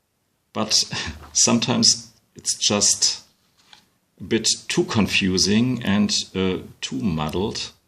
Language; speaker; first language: English; non-native, fluent; German